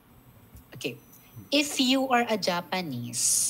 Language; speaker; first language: English; non-native, local second language; Filipino